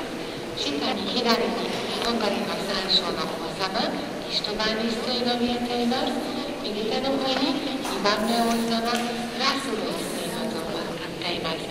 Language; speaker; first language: Japanese; non-native, fluent; Hungarian